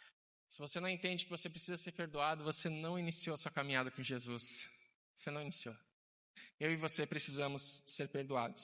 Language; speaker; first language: Portuguese; native; Portuguese